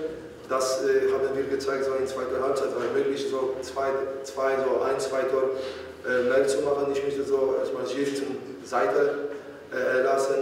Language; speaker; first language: German; non-native, fluent; Polish